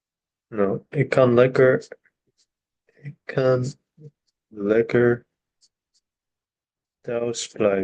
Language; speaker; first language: Dutch; non-native, learner; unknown